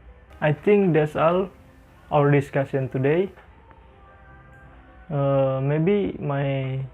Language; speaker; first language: English; non-native, learner; Indonesian